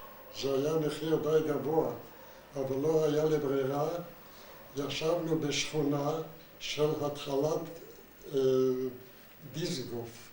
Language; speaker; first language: Hebrew; non-native, fluent; Yiddish